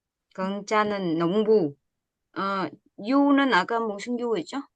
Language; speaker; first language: Korean; non-native, learner; Vietnamese